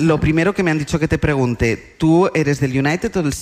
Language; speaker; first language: Spanish; native; Spanish